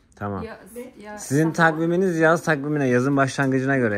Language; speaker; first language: Turkish; native; Turkish